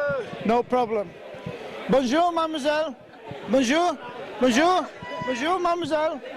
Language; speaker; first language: French; non-native, learner; English